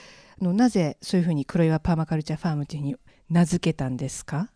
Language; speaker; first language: Japanese; native; Japanese